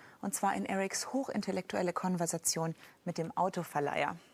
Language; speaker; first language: German; native; German